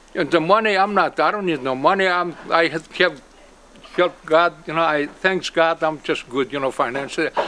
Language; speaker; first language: English; non-native, learner; Greek